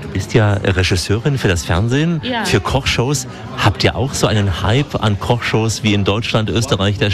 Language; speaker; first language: German; native; German